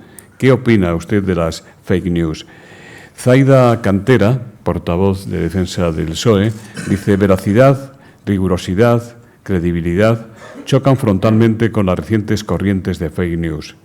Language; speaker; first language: Spanish; native; Spanish